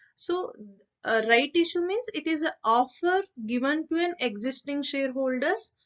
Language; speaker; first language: English; non-native, local second language; Kannada